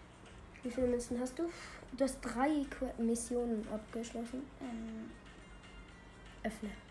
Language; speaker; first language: German; native; German